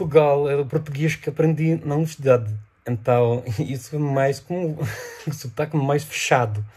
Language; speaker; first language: Portuguese; non-native, fluent; English